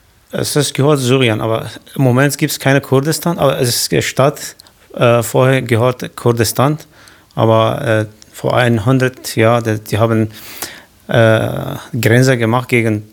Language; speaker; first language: German; non-native, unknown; Kurdish